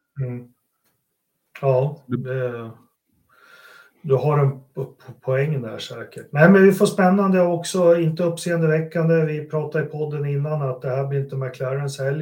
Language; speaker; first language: Swedish; native; Swedish